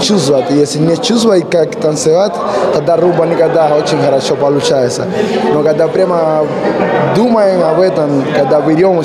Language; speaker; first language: Russian; non-native, learner; Spanish